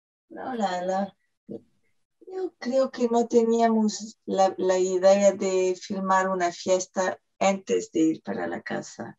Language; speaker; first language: Spanish; non-native, fluent; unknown